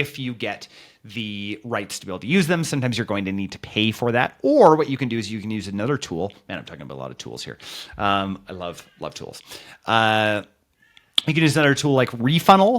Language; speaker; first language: English; native; English